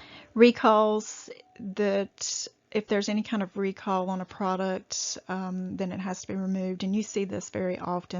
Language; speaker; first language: English; native; English